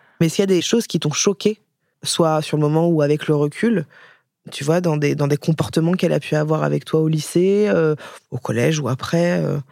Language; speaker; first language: French; native; French